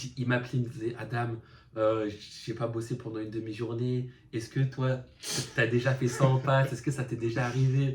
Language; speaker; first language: French; native; French